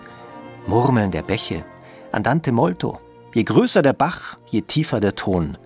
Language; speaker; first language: German; native; German